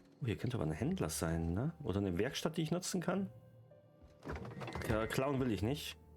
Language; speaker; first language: German; native; German